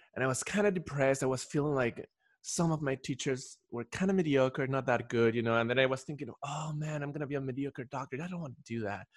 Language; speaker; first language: English; non-native, fluent; Spanish